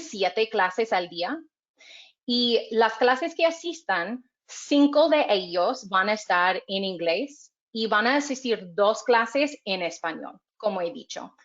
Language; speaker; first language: Spanish; non-native, fluent; English